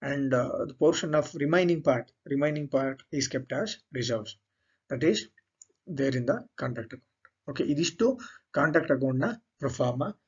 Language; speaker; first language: English; non-native, local second language; Kannada